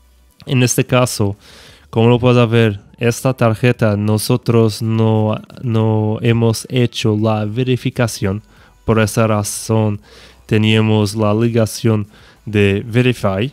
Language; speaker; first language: Spanish; non-native, fluent; Portuguese